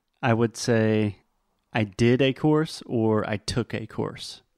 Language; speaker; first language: English; non-native, fluent; Portuguese